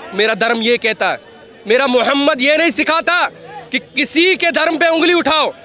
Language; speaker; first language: Hindi; native; Hindi